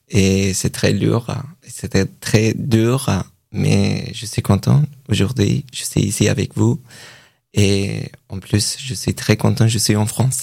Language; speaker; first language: French; non-native, learner; Persian